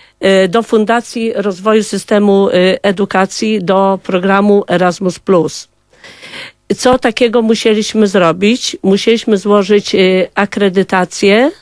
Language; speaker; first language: Polish; non-native, local second language; Kashubian